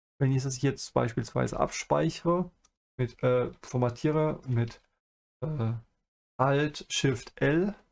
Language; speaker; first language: German; native; German